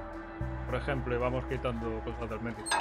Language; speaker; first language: Spanish; native; Spanish